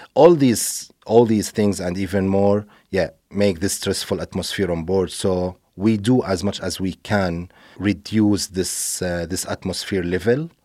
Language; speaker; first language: English; non-native, fluent; Arabic